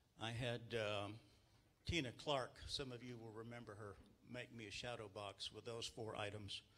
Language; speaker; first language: English; native; English